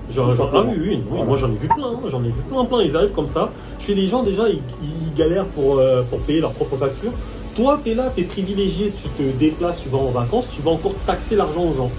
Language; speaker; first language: French; native; French